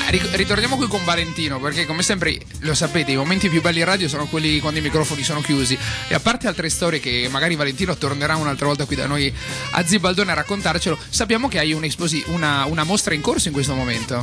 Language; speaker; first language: Italian; native; Italian